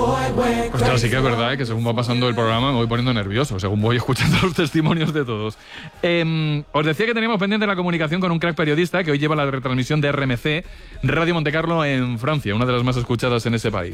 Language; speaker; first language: Spanish; native; Spanish